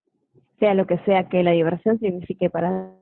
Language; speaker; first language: Spanish; native; Spanish